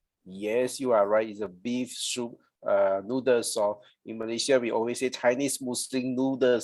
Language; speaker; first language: English; non-native, local second language; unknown